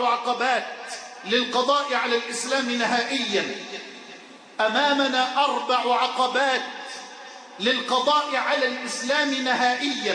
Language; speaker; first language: Arabic; native; Arabic